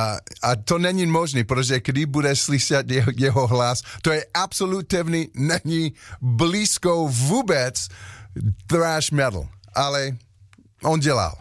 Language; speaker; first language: Czech; non-native, learner; English